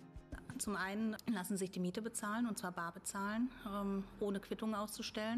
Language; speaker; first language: German; native; German